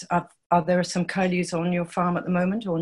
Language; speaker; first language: English; native; English